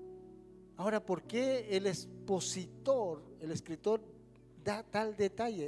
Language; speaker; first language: Spanish; native; Spanish